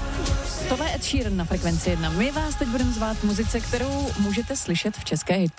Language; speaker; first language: Czech; native; Czech